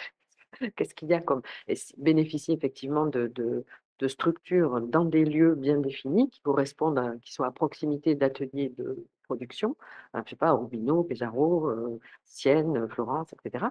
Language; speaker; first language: French; native; French